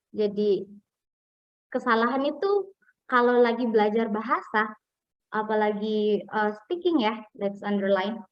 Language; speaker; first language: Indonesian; non-native, local second language; Buginese